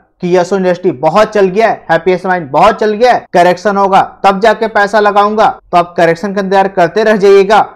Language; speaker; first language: Hindi; native; Hindi